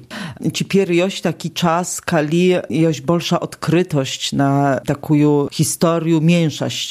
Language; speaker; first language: Polish; non-native, local second language; Belarusian